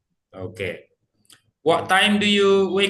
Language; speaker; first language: English; non-native, fluent; Indonesian